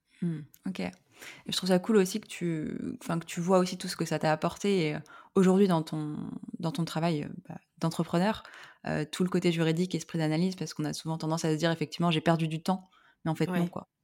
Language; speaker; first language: French; native; French